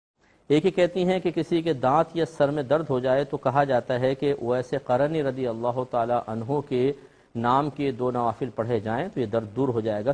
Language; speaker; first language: Urdu; native; Urdu